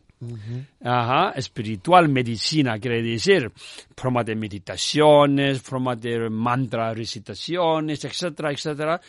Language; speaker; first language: Spanish; non-native, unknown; Tibetan